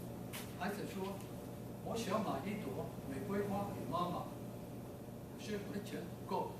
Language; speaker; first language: Chinese; native; Chinese